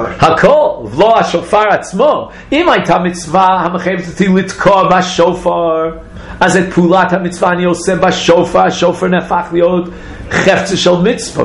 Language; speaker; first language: Hebrew; non-native, fluent; English